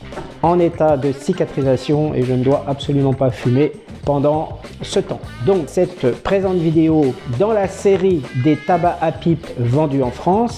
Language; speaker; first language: French; native; French